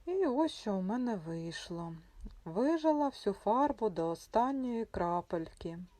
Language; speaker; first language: Ukrainian; native; Ukrainian